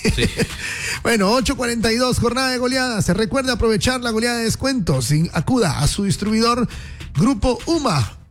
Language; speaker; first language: Spanish; native; Spanish